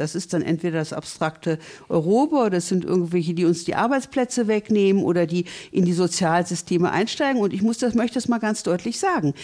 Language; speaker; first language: German; native; German